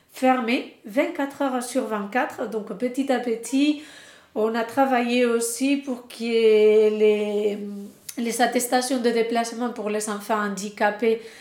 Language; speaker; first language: French; non-native, fluent; Spanish